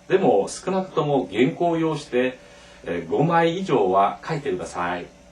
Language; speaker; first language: Japanese; non-native, fluent; Korean